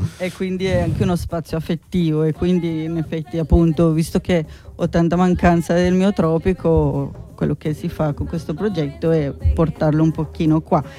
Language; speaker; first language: Italian; non-native, fluent; Spanish